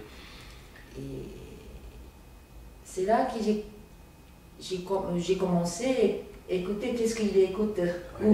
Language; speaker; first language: French; non-native, learner; Japanese